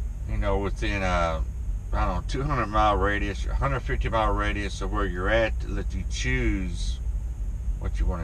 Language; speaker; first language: English; native; English